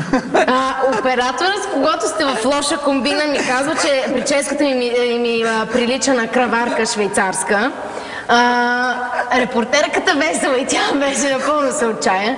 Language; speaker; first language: Bulgarian; native; Bulgarian